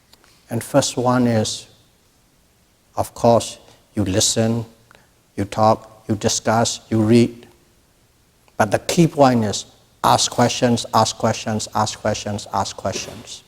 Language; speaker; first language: English; non-native, fluent; Burmese